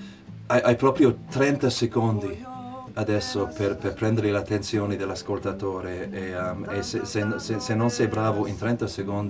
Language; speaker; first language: Italian; non-native, fluent; English